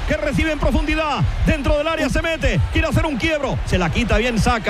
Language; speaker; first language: Spanish; native; Spanish